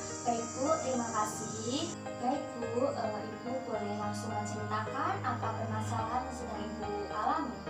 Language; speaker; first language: Indonesian; native; Indonesian